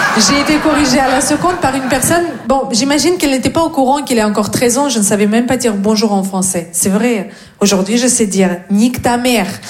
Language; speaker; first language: French; non-native, fluent; Russian